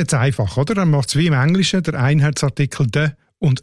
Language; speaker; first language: German; native; German